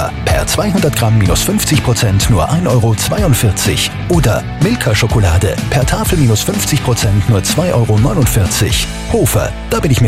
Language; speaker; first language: German; native; German